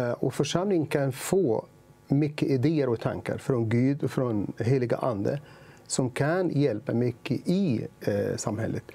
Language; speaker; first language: Swedish; non-native, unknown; Arabic